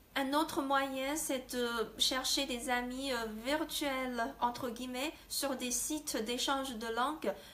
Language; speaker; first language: French; non-native, fluent; Chinese